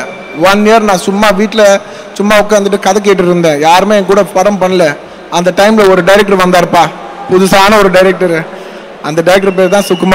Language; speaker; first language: Tamil; non-native, local second language; Telugu